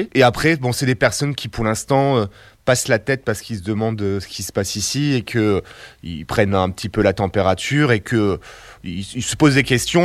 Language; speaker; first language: French; native; French